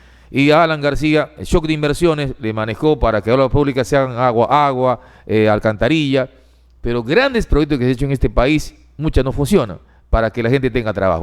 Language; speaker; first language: Spanish; native; Spanish